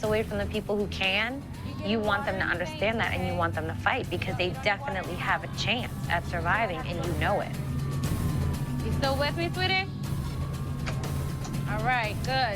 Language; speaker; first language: English; native; English